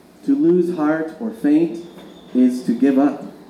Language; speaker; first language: English; native; English